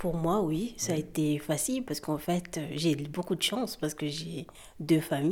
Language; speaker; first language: French; native; French